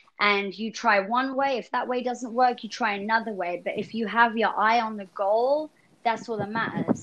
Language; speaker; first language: English; native; English